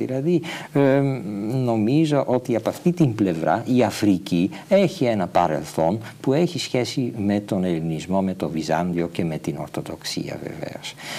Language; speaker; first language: Greek; non-native, fluent; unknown